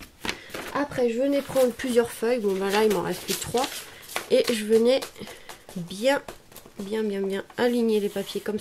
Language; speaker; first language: French; native; French